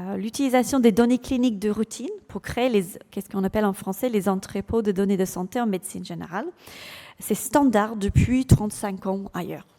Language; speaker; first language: French; non-native, fluent; English